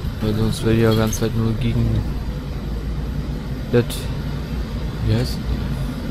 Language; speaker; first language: German; native; German